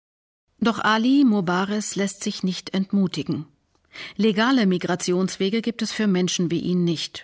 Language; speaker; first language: German; native; German